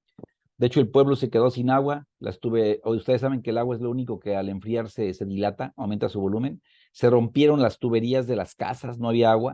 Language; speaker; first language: Spanish; native; Spanish